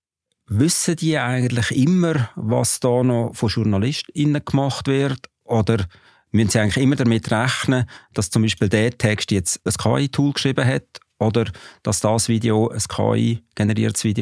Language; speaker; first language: German; native; German